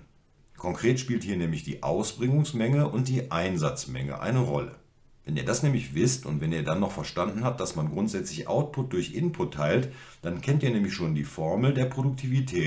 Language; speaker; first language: German; native; German